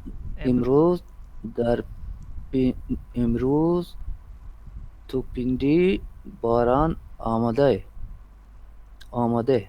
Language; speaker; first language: Persian; non-native, learner; Urdu